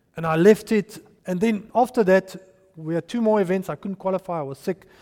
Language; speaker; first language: English; non-native, local second language; Afrikaans